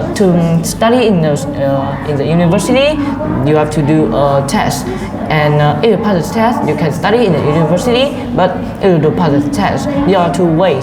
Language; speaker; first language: English; non-native, learner; Vietnamese